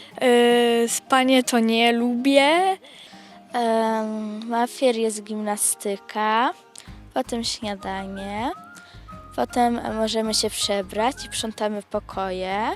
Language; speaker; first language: Polish; early bilingual, heritage; Polish